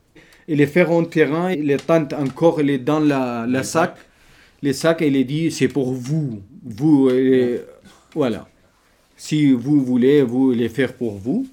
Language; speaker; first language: French; non-native, learner; Kurdish